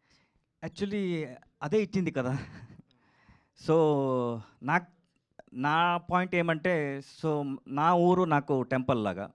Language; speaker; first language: Telugu; non-native, learner; Kannada